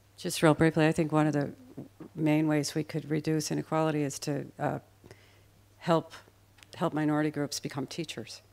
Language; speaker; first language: English; native; English